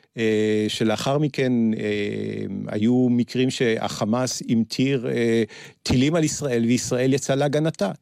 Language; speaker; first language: Hebrew; early bilingual, other home language; French